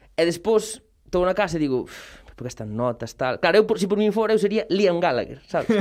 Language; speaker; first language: Galician; non-native, local second language; Spanish